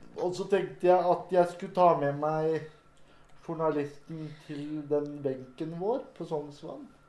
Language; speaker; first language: Norwegian; native; Norwegian